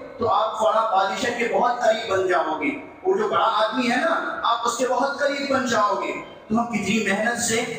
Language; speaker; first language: Urdu; native; Urdu